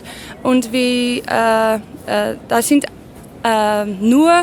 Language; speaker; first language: German; non-native, learner; Dutch